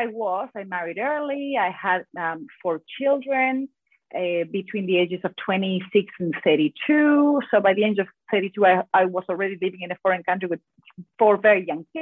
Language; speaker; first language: English; non-native, fluent; Spanish